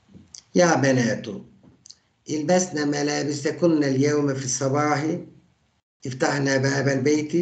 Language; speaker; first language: Arabic; non-native, fluent; Turkish